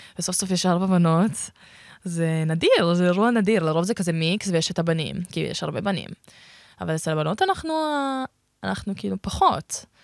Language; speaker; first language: Hebrew; early bilingual, other home language; Russian